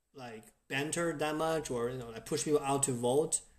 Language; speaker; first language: English; non-native, fluent; Chinese